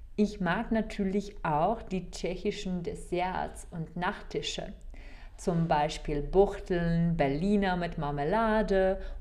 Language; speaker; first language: German; non-native, fluent; Czech